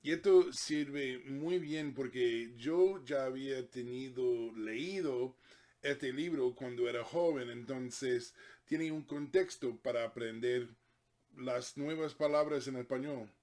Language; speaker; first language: Spanish; non-native, fluent; English